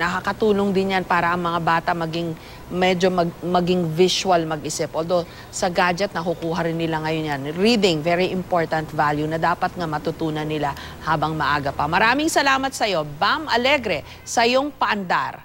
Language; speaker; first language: Filipino; non-native, local second language; Iloko